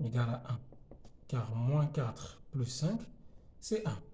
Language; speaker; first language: French; non-native, local second language; Arabic